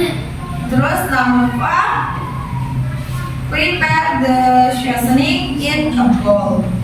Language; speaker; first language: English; non-native, learner; Indonesian